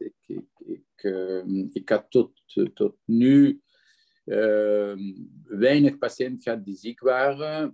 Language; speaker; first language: Dutch; non-native, local second language; French